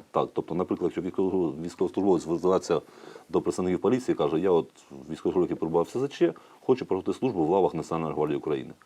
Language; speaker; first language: Ukrainian; native; Ukrainian